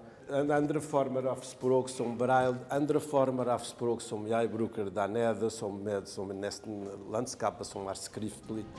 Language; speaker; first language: Norwegian; non-native, fluent; Bosnian